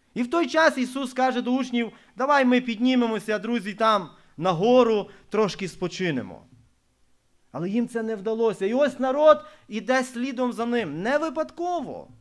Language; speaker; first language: Ukrainian; non-native, local second language; Russian